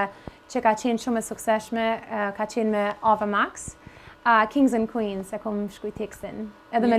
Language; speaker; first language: Albanian; early bilingual, heritage; Albanian